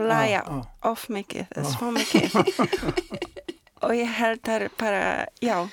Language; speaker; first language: Icelandic; non-native, learner; Polish